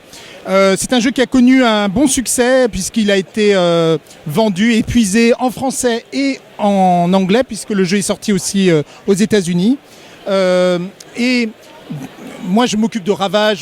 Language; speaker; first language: French; native; French